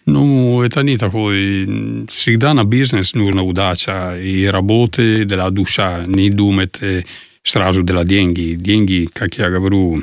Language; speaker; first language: Russian; non-native, learner; Italian